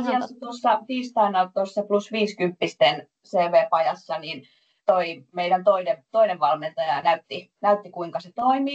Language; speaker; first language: Finnish; native; Finnish